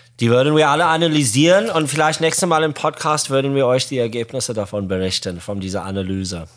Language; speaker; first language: German; non-native, fluent; Arabic